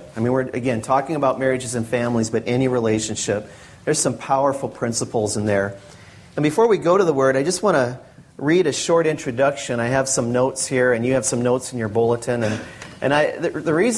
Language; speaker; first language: English; native; English